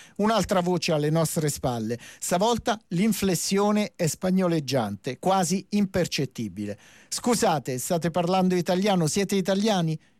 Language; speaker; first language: Italian; native; Italian